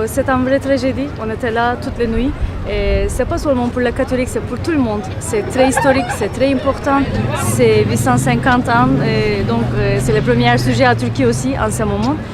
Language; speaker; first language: French; non-native, fluent; Turkish